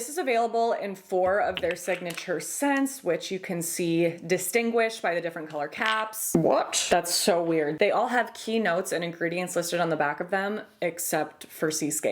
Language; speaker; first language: English; native; English